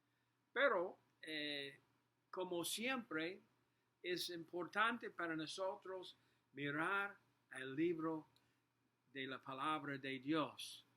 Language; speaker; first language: Spanish; non-native, learner; English